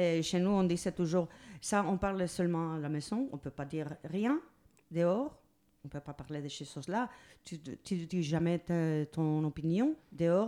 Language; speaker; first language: French; non-native, learner; Spanish